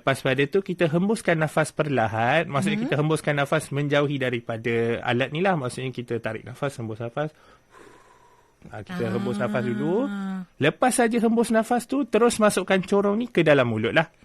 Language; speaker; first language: Malay; native; Malay